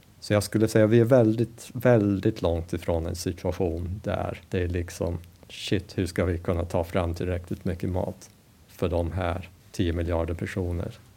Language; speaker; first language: Swedish; non-native, fluent; English